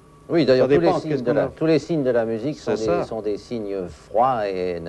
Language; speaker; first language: French; native; French